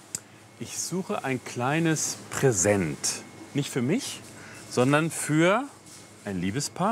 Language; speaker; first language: German; native; German